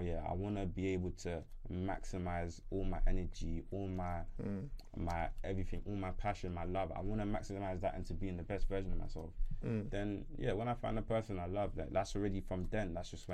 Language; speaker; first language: English; native; English